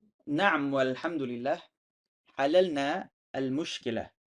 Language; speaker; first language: Arabic; non-native, fluent; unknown